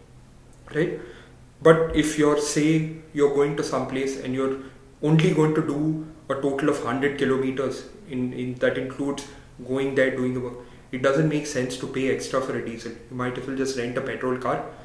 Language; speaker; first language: English; non-native, local second language; Tamil